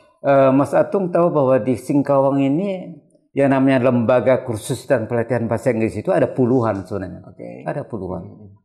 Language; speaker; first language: Indonesian; non-native, local second language; Malay